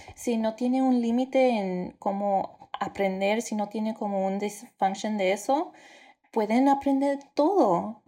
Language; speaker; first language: Spanish; early bilingual, heritage; Spanish